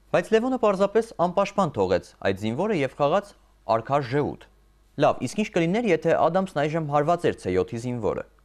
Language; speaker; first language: Armenian; native; Armenian